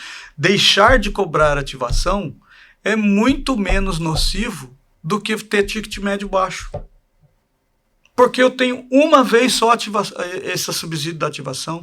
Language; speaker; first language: Portuguese; native; Portuguese